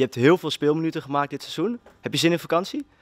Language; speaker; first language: Dutch; native; Dutch